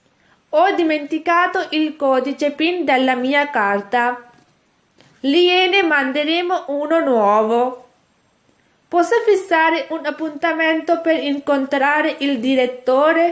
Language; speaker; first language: Italian; non-native, fluent; Urdu